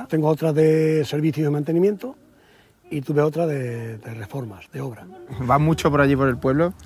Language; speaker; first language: Spanish; native; Spanish